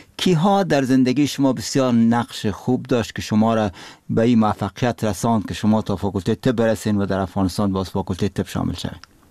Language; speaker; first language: Persian; native; Persian